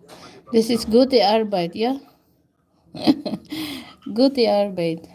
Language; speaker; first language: German; non-native, learner; Filipino